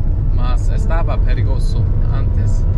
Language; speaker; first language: Spanish; non-native, learner; German